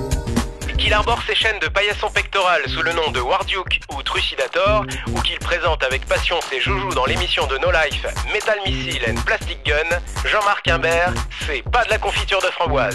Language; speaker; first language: French; native; French